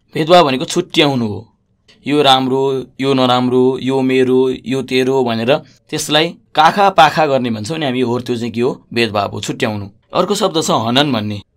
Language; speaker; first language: Nepali; native; Nepali